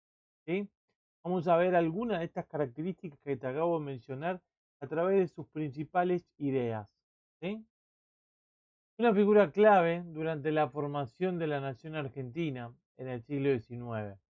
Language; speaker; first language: Spanish; native; Spanish